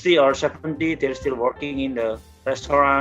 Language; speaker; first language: English; non-native, learner; Indonesian